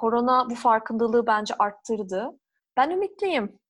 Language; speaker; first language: Turkish; native; Turkish